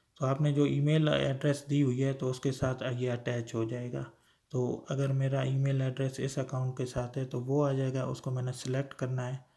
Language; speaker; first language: Urdu; non-native, local second language; Sindhi